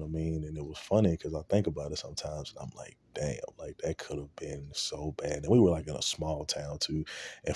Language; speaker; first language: English; native; English